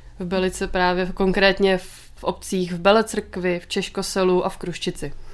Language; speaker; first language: Czech; native; Czech